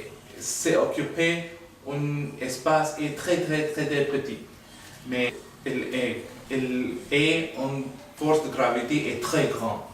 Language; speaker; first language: French; non-native, learner; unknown